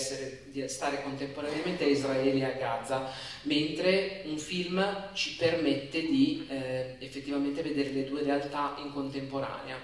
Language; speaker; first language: Italian; native; Italian